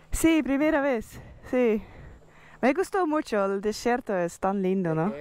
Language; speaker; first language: Spanish; non-native, learner; Dutch